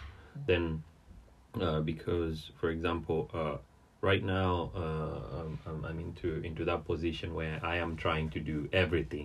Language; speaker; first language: English; non-native, local second language; Swahili